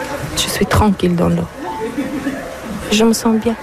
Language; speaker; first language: French; non-native, learner; Persian